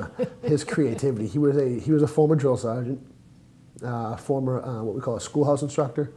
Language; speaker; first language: English; native; English